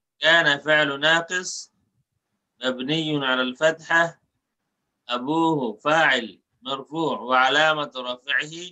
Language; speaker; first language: Arabic; non-native, fluent; Bangla